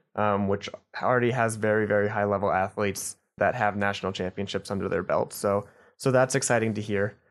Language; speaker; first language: English; native; English